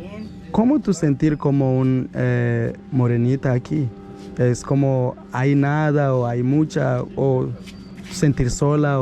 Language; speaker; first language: Spanish; non-native, learner; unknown